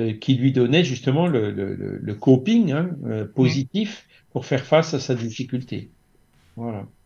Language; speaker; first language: French; native; French